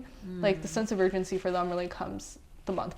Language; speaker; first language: English; native; English